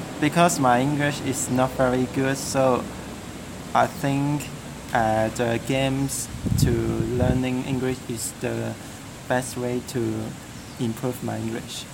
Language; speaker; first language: English; non-native, learner; Cantonese